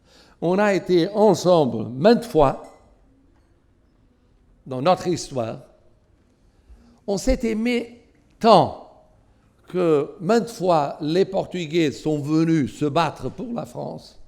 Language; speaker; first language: French; non-native, fluent; Portuguese